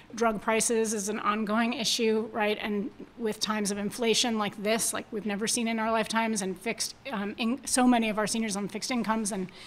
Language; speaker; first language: English; native; English